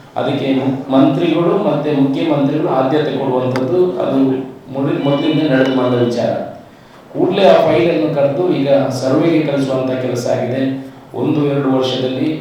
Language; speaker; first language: Kannada; non-native, local second language; Tulu